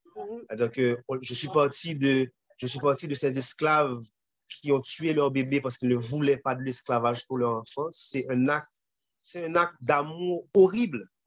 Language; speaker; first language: French; non-native, local second language; Haitian Creole